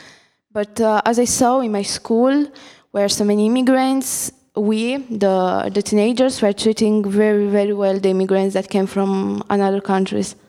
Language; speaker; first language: English; non-native, fluent; Italian